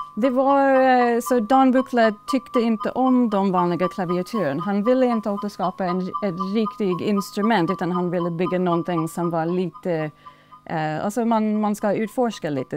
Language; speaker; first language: Swedish; non-native, fluent; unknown